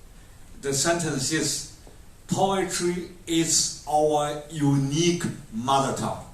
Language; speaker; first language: English; non-native, fluent; Chinese